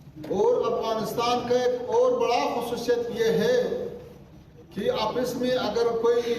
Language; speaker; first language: Hindi; non-native, fluent; Pashto